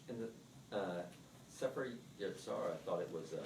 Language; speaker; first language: English; native; English